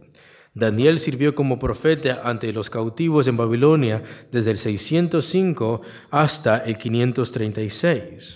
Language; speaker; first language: Spanish; native; Spanish